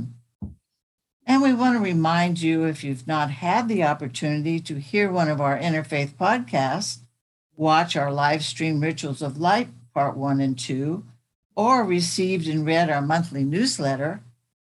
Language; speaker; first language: English; native; English